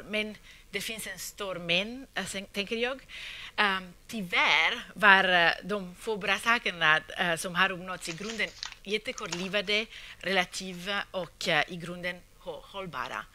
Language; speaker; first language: Swedish; non-native, fluent; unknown